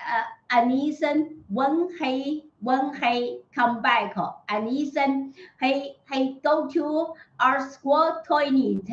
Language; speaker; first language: English; non-native, learner; Chinese